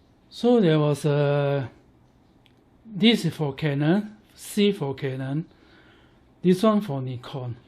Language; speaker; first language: English; non-native, learner; Chinese